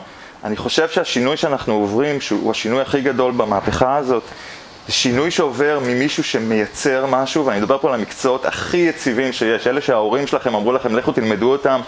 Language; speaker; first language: Hebrew; native; Hebrew